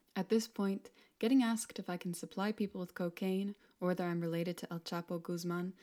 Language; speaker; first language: English; non-native, fluent; Spanish